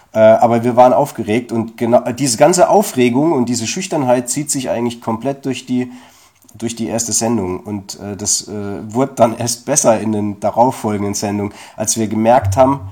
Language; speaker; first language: German; native; German